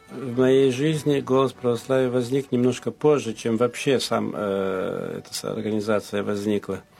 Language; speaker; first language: Russian; early bilingual, heritage; Russian